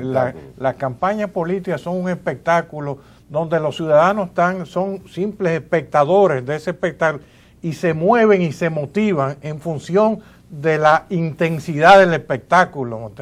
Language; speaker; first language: Spanish; native; Spanish